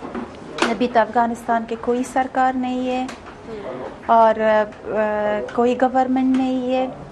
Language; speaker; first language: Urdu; non-native, learner; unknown